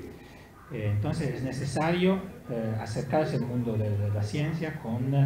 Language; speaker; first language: Spanish; non-native, learner; Italian